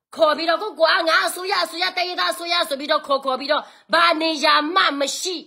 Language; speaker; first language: Burmese; native; Burmese